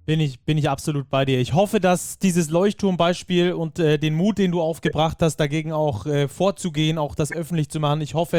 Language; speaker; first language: German; native; German